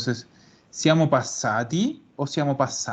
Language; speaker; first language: Italian; non-native, fluent; Spanish